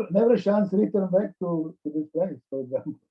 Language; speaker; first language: English; non-native, learner; Czech